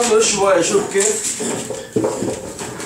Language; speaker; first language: Arabic; non-native, learner; Bangla